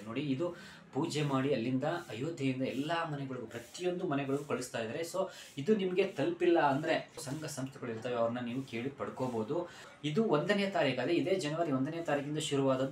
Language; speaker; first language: Kannada; native; Kannada